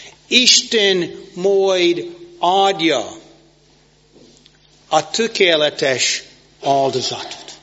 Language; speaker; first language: Hungarian; non-native, fluent; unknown